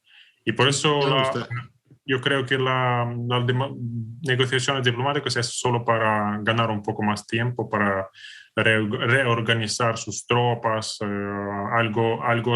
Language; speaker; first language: Spanish; non-native, fluent; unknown